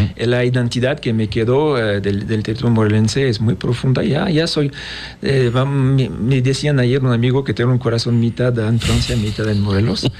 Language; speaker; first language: Spanish; non-native, fluent; French